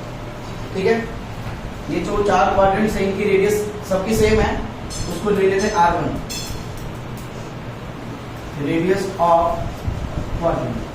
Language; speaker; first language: Hindi; native; Hindi